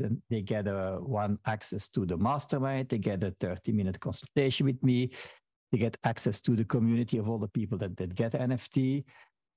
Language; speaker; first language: English; non-native, fluent; Dutch